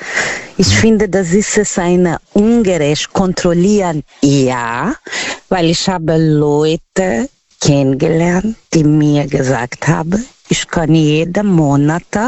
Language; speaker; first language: German; non-native, learner; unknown